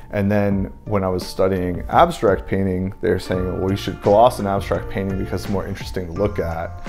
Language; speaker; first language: English; native; English